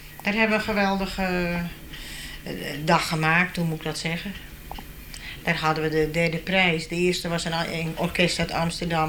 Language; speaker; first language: Dutch; native; Dutch